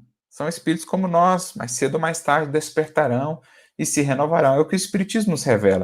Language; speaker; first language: Portuguese; native; Portuguese